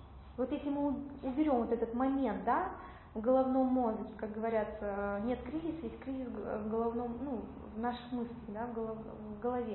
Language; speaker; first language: Russian; native; Russian